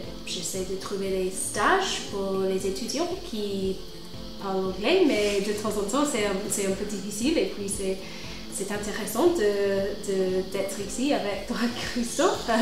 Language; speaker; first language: French; non-native, fluent; English